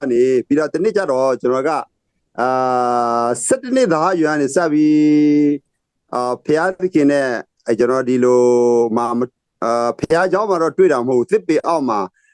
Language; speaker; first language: Burmese; non-native, local second language; S'gaw Karen